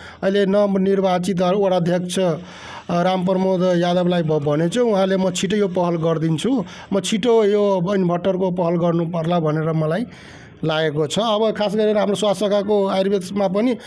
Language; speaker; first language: Nepali; non-native, local second language; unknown